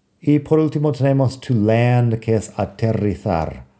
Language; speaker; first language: Spanish; non-native, fluent; English